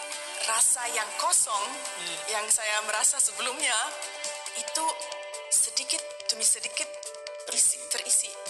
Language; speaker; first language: Indonesian; non-native, fluent; German